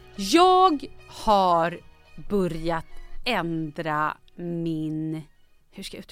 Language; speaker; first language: Swedish; native; Swedish